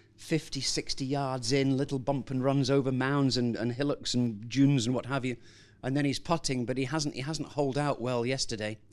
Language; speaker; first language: English; native; English